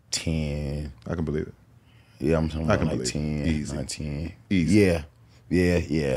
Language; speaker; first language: English; native; English